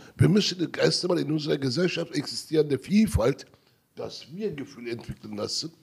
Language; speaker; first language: German; non-native, learner; Turkish